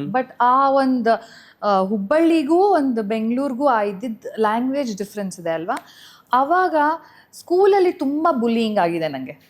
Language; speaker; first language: Kannada; native; Kannada